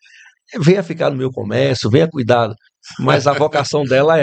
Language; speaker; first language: Portuguese; native; Portuguese